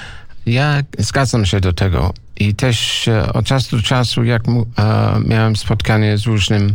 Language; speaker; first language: Polish; non-native, fluent; English